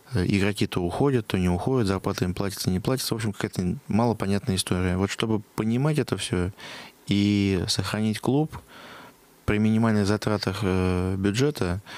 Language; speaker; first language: Russian; native; Russian